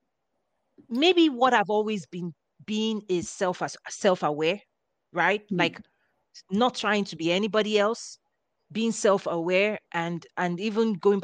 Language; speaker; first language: English; non-native, local second language; Yoruba